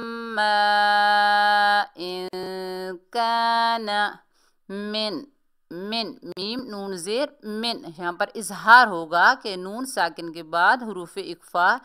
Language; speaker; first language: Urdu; native; Urdu